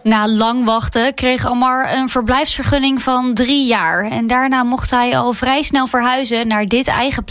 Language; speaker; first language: Dutch; native; Dutch